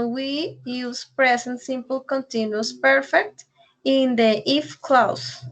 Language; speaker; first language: English; non-native, learner; Spanish